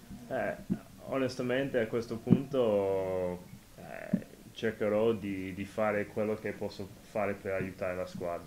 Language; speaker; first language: Italian; non-native, fluent; English